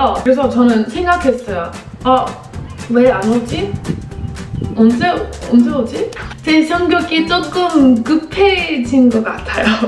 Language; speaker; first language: Korean; non-native, fluent; English